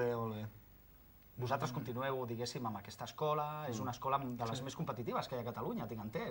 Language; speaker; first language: Catalan; native; Catalan